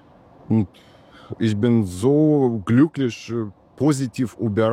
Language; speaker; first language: German; non-native, learner; Russian